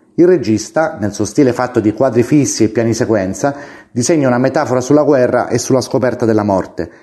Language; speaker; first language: Italian; native; Italian